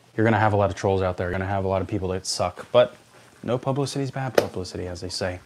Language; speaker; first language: English; native; English